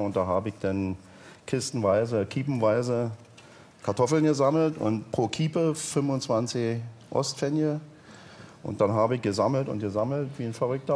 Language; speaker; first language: German; native; German